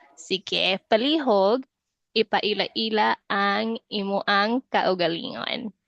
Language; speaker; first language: Cebuano; native; Cebuano